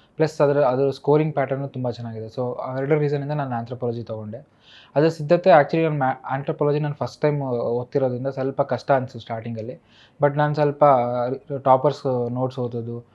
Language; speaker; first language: Kannada; native; Kannada